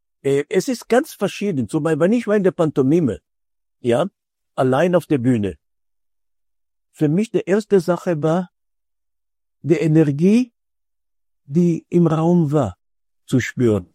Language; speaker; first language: German; non-native, fluent; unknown